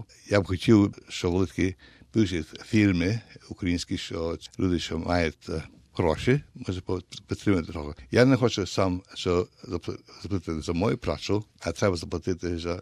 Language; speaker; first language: Ukrainian; early bilingual, heritage; Ukrainian